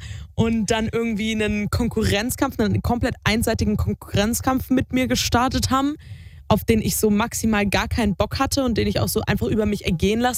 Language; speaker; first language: German; native; German